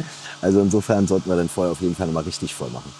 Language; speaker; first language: German; native; German